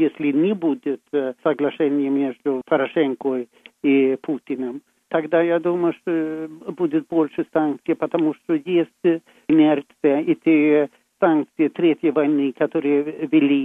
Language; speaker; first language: Russian; non-native, fluent; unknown